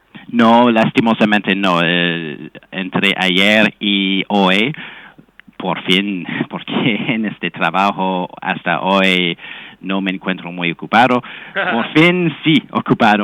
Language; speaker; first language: Spanish; non-native, fluent; English